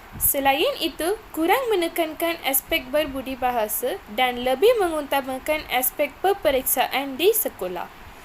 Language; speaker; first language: Malay; non-native, local second language; Tamil